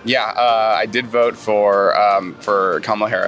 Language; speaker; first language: English; native; English